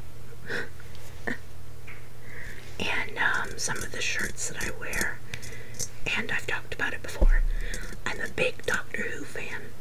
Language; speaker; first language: English; native; English